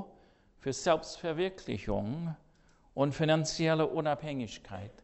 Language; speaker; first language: German; non-native, fluent; English